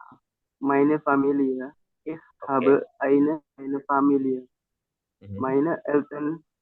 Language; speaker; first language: German; non-native, learner; Indonesian